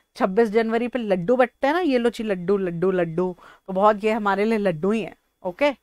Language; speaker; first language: Hindi; native; Hindi